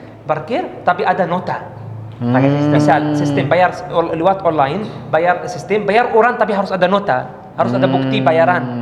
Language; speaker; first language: Indonesian; non-native, learner; Arabic